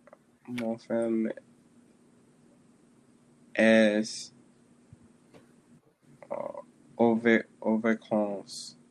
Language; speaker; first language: French; non-native, learner; English